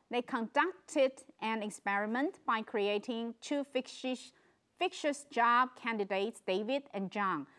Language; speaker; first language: English; non-native, fluent; Chinese